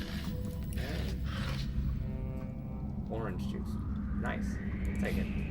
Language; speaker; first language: English; native; English